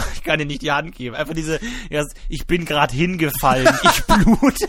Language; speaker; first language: German; native; German